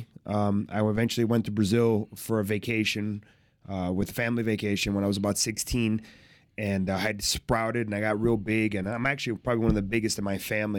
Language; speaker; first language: English; native; English